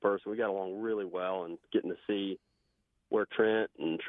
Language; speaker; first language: English; native; English